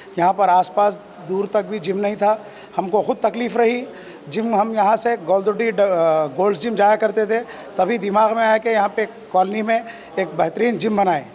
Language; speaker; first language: Hindi; non-native, local second language; Urdu